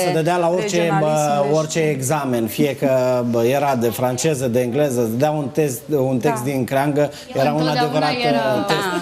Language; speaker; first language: Romanian; native; Romanian